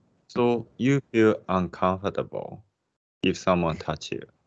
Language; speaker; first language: English; non-native, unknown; Japanese